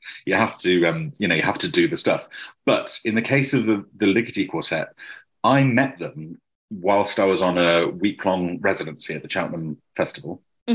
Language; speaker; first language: English; native; English